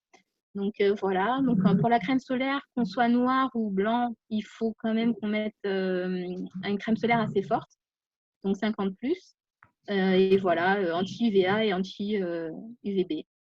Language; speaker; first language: French; native; French